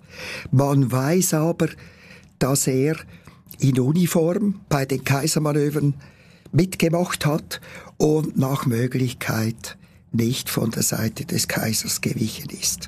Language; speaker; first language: German; native; German